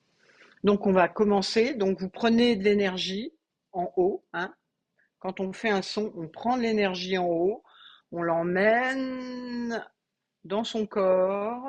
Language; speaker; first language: French; native; French